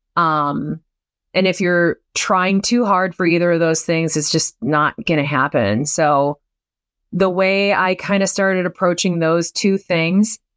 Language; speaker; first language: English; native; English